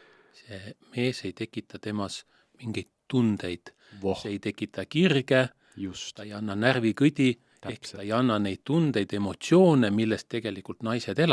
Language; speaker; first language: Estonian; native; Estonian